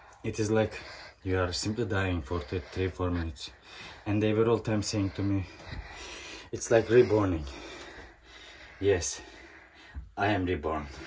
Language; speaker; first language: English; non-native, learner; Turkish